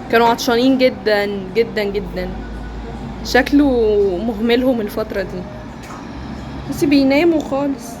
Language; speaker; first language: Arabic; native; Arabic